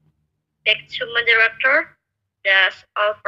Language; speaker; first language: English; non-native, learner; Indonesian